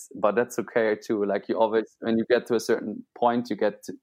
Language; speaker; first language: English; non-native, fluent; German